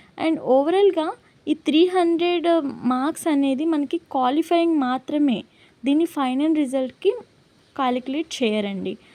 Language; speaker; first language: Telugu; non-native, local second language; Lambadi